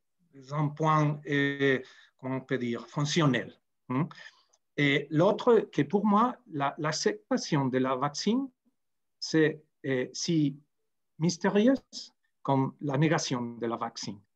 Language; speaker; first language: French; non-native, fluent; Spanish